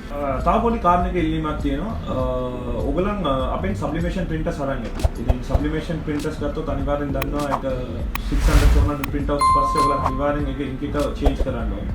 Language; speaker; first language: Sinhala; non-native, local second language; Tamil